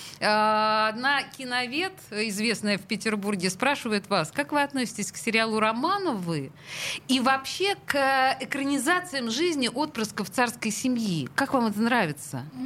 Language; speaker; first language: Russian; native; Russian